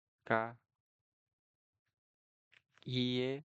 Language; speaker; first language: Japanese; non-native, learner; Nepali